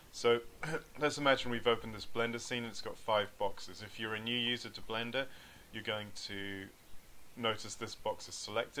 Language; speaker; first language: English; native; English